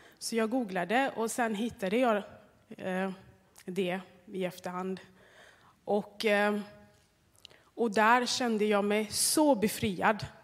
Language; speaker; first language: Swedish; non-native, fluent; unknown